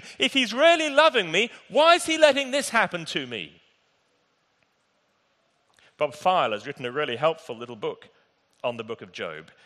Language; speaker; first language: English; native; English